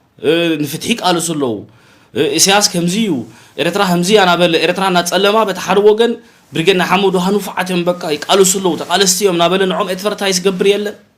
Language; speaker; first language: Tigrinya; early bilingual, heritage; Tigrinya